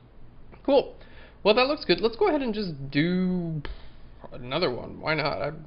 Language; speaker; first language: English; native; English